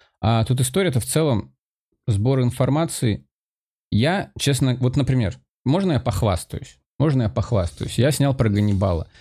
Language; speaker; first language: Russian; native; Russian